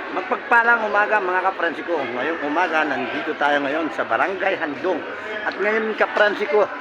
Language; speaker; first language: Filipino; non-native, local second language; Bikol